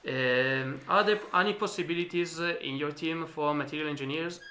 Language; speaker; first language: English; non-native, learner; Italian